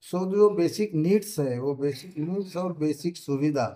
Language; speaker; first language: Hindi; non-native, local second language; Marathi